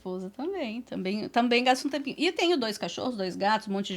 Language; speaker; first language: Portuguese; native; Portuguese